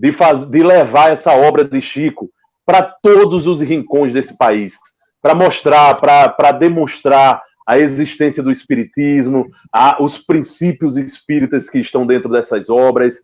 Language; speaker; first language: Portuguese; native; Portuguese